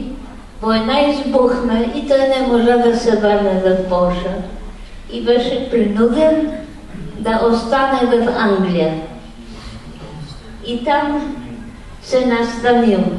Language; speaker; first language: Bulgarian; non-native, fluent; Polish